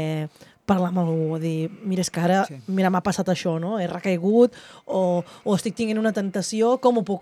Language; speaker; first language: Catalan; native; Catalan